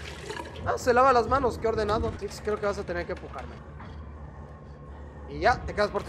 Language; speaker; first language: Spanish; native; Spanish